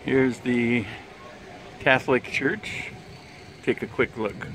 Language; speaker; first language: English; native; English